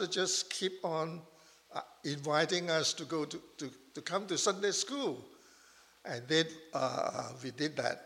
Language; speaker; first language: English; non-native, local second language; Chinese